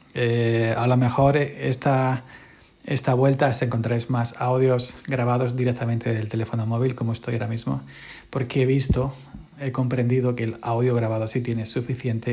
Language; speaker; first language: Spanish; native; Spanish